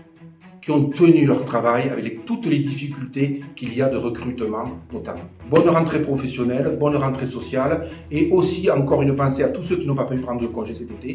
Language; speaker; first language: French; native; French